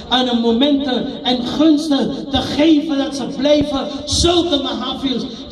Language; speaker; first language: Dutch; non-native, local second language; Urdu